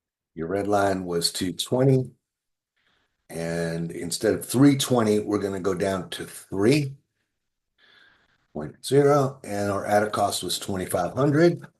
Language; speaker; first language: English; native; English